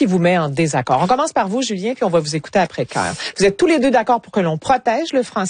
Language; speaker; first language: French; native; French